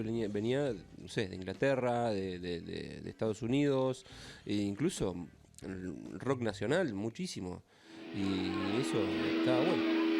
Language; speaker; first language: Spanish; native; Spanish